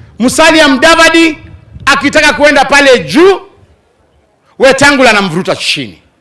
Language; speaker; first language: Swahili; non-native, local second language; Luyia